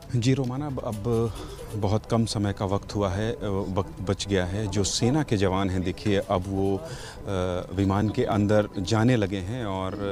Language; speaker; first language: Hindi; native; Hindi